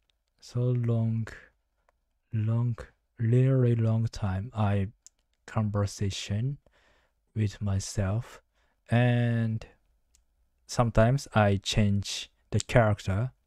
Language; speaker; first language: English; non-native, learner; Japanese